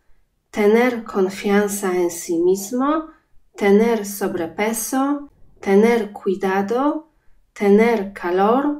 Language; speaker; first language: Spanish; non-native, fluent; Polish